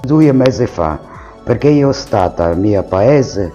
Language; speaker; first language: Italian; non-native, learner; Ukrainian